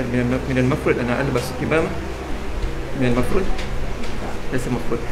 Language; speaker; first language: Arabic; non-native, fluent; Malay